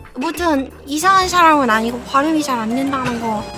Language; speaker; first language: Korean; native; Korean